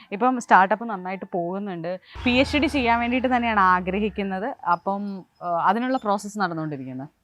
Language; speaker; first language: Malayalam; native; Malayalam